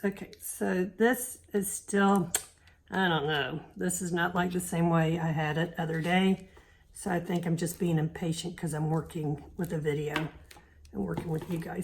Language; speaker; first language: English; native; English